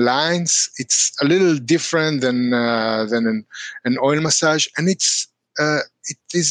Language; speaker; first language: English; non-native, fluent; Hebrew